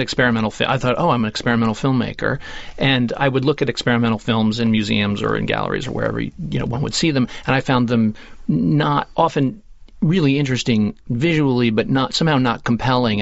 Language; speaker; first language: English; native; English